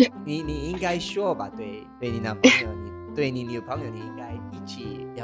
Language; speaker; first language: Chinese; non-native, learner; Spanish